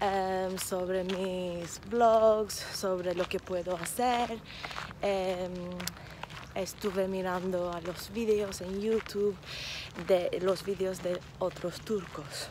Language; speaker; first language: Spanish; non-native, fluent; Turkish